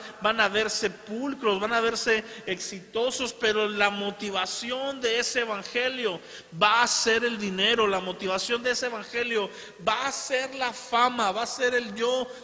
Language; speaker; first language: Spanish; native; Spanish